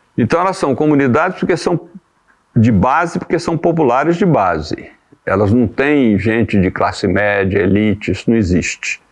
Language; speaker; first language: Portuguese; native; Portuguese